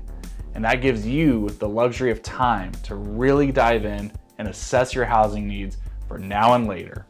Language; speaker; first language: English; native; English